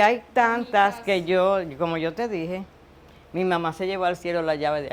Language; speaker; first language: Spanish; native; Spanish